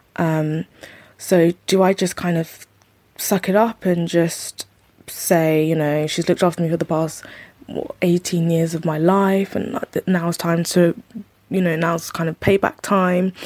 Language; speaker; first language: English; native; English